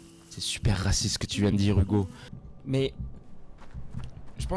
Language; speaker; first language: French; native; French